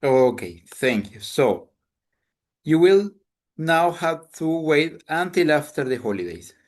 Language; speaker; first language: English; non-native, fluent; Spanish